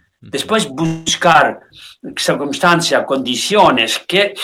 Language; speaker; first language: Spanish; non-native, learner; Tibetan